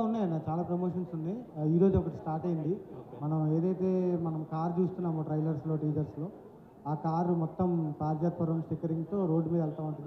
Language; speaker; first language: Telugu; native; Telugu